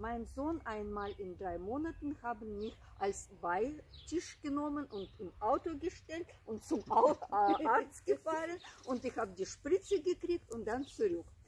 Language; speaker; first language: German; non-native, learner; Russian